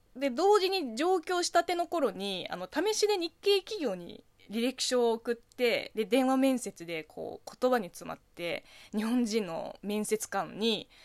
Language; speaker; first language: Japanese; non-native, fluent; Chinese